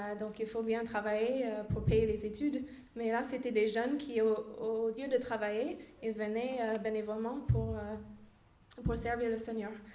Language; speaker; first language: French; non-native, fluent; English